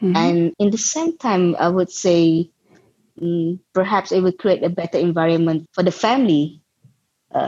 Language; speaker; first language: English; non-native, local second language; Malay